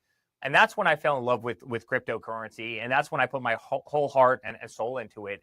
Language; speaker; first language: English; native; English